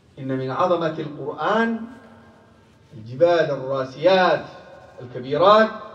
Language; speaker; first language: Arabic; non-native, local second language; Somali